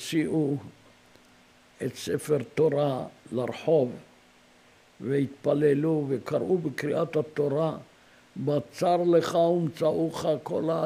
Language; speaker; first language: Hebrew; non-native, fluent; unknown